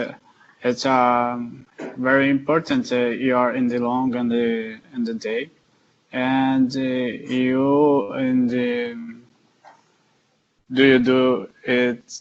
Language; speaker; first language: English; non-native, learner; Portuguese